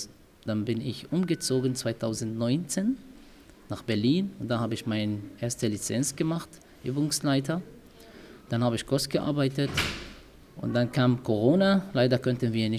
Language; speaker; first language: German; non-native, learner; Arabic